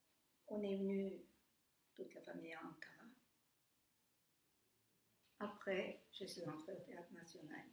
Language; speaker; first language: French; non-native, fluent; Turkish